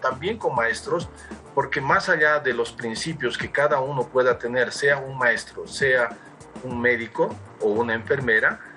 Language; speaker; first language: Spanish; native; Spanish